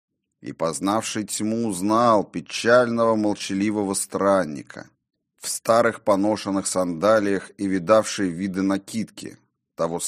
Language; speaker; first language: Russian; native; Russian